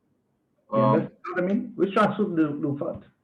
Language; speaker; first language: English; non-native, fluent; Vietnamese